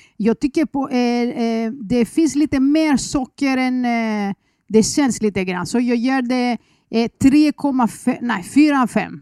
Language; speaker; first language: Swedish; non-native, fluent; Greek